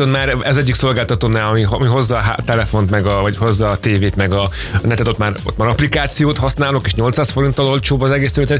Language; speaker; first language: Hungarian; native; Hungarian